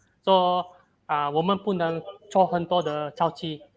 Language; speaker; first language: Chinese; non-native, local second language; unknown